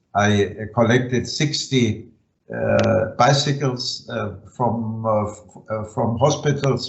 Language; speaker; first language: English; non-native, fluent; German